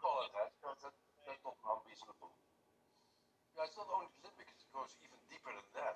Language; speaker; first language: English; non-native, fluent; Dutch